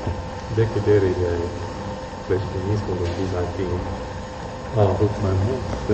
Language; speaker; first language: Romanian; non-native, fluent; English